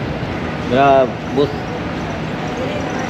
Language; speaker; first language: Hindi; non-native, learner; Sinhala